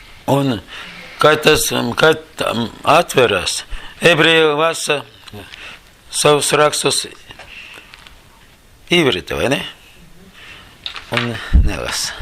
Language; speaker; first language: Latvian; non-native, learner; Russian